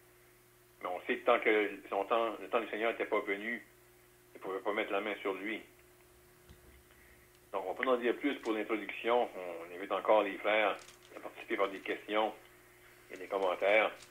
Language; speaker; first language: French; native; French